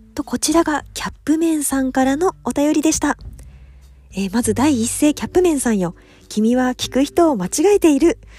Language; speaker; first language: Japanese; native; Japanese